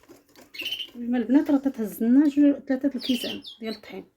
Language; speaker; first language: Arabic; native; Arabic